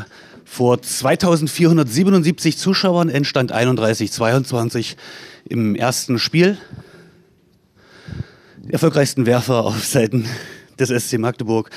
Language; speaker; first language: German; native; German